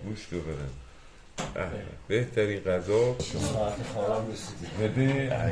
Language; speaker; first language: Persian; non-native, local second language; Azerbaijani